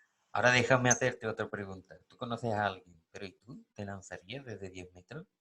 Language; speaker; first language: Spanish; native; Spanish